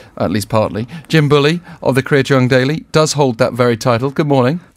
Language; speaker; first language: English; native; English